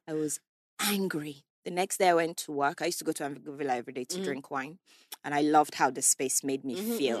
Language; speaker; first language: English; native; English